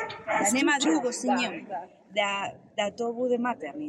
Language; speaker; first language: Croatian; non-native, learner; Spanish